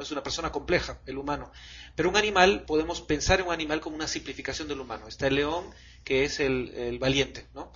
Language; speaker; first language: Spanish; native; Spanish